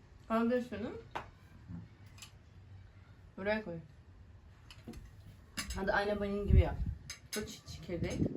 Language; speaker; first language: Turkish; non-native, learner; Arabic